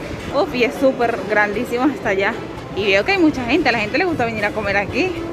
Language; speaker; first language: Spanish; native; Spanish